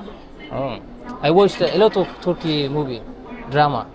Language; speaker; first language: English; non-native, learner; Amharic